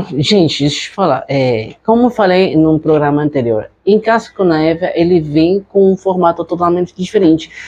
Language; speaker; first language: Portuguese; non-native, fluent; Spanish